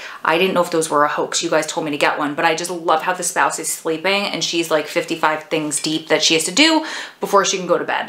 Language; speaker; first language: English; native; English